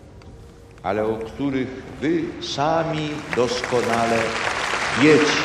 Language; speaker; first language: Polish; native; Polish